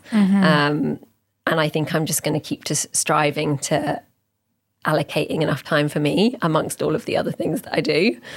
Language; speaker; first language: English; native; English